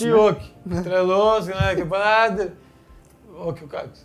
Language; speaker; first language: Greek; non-native, fluent; Portuguese